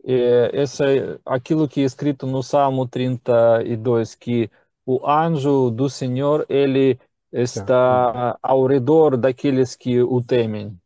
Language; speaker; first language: Portuguese; non-native, learner; Russian